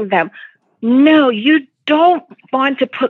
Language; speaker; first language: English; non-native, local second language; Cantonese